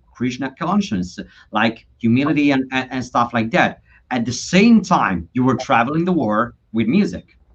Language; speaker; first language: English; non-native, fluent; Italian